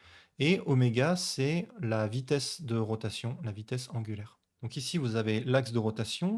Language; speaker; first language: French; native; French